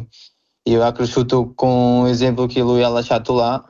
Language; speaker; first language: Italian; non-native, learner; Portuguese